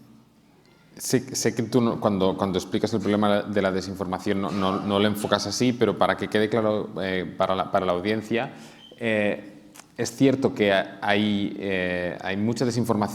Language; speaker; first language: Spanish; non-native, local second language; Catalan